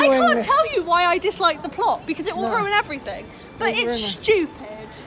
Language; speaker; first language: English; native; English